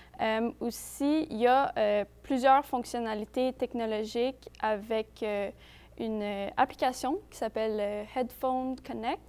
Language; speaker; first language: French; native; French